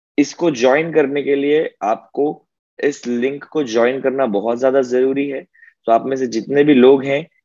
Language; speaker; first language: Hindi; native; Hindi